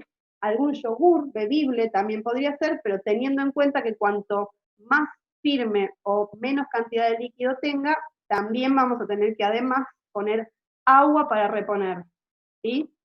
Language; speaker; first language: Spanish; native; Spanish